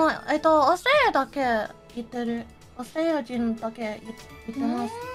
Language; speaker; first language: Japanese; non-native, learner; English